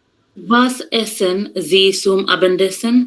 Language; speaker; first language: German; non-native, learner; Bangla